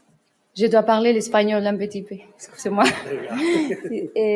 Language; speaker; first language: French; non-native, learner; Spanish